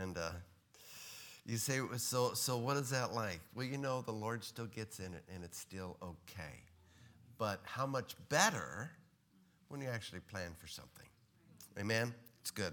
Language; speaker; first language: English; native; English